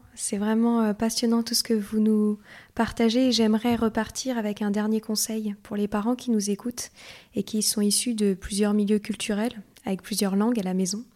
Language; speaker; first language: French; native; French